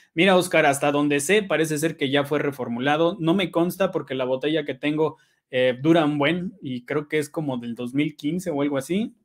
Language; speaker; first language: Spanish; native; Spanish